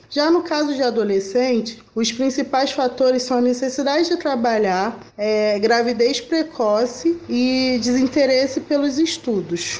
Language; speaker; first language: Portuguese; native; Portuguese